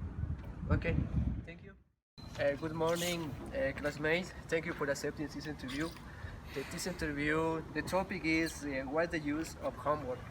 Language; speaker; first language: English; non-native, learner; Spanish